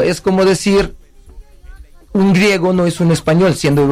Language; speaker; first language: Spanish; non-native, fluent; Uzbek